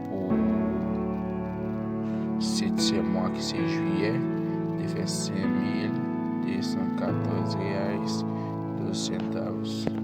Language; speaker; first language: French; non-native, local second language; Haitian Creole